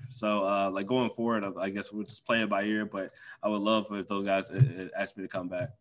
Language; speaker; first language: English; native; English